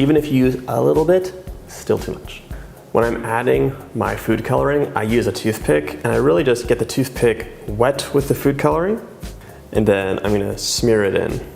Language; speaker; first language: English; native; English